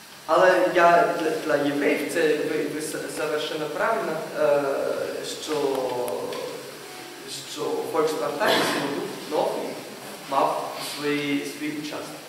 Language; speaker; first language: Ukrainian; non-native, learner; German